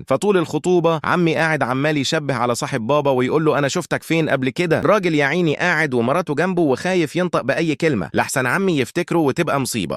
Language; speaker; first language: Arabic; native; Arabic